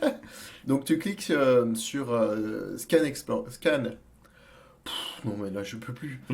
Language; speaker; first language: French; native; French